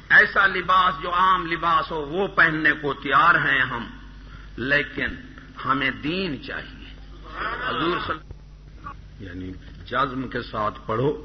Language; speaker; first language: Urdu; non-native, local second language; Punjabi